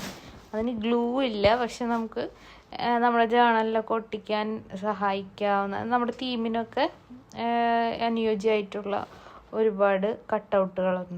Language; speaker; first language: Malayalam; native; Malayalam